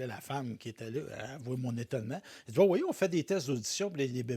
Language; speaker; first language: French; native; French